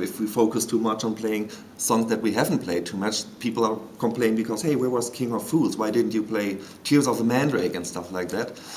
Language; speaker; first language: English; non-native, fluent; German